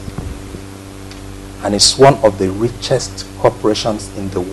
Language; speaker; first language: English; non-native, local second language; Ibibio